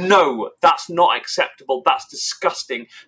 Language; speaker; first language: English; native; English